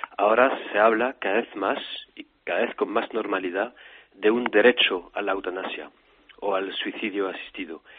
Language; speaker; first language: Spanish; non-native, fluent; French